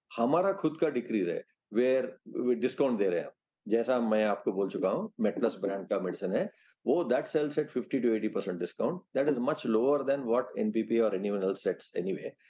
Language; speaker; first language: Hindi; non-native, local second language; Telugu